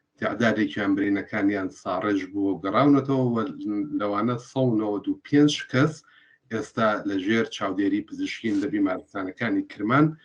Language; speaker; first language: Central Kurdish; native; Central Kurdish